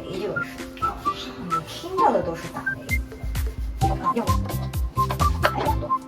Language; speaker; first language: Chinese; native; Chinese